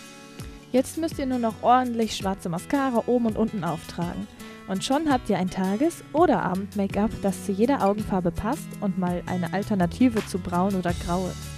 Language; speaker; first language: German; native; German